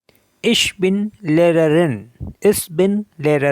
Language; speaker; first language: German; non-native, learner; Hindi